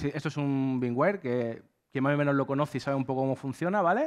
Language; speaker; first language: Spanish; native; Spanish